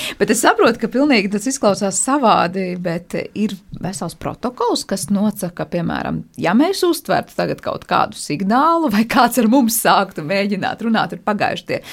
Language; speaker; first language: Latvian; native; Latvian